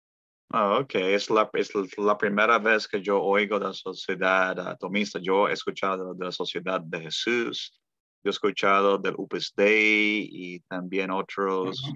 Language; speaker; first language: Spanish; early bilingual, heritage; Spanish